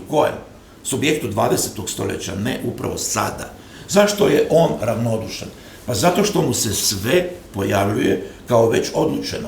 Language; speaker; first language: Croatian; native; Croatian